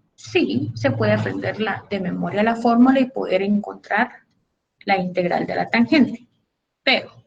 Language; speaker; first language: Spanish; native; Spanish